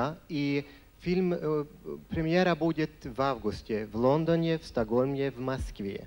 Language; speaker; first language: Russian; non-native, fluent; Swedish